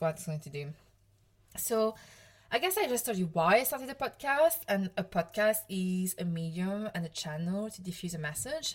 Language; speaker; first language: English; non-native, fluent; French